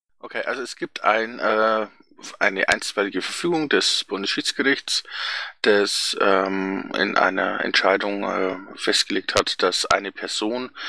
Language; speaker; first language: German; native; German